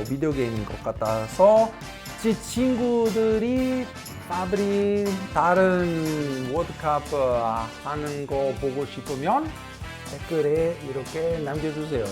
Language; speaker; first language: Korean; non-native, learner; Italian